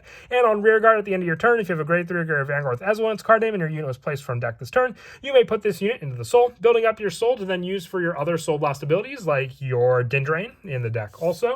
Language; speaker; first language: English; native; English